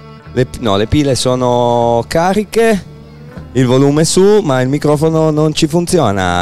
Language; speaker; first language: Italian; native; Italian